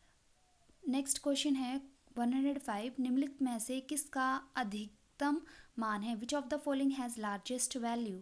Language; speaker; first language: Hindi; native; Hindi